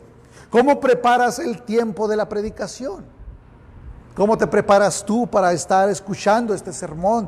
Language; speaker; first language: Spanish; native; Spanish